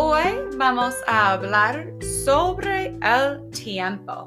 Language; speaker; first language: Spanish; non-native, fluent; English